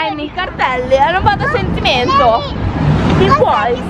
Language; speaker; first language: Italian; early bilingual, other home language; Albanian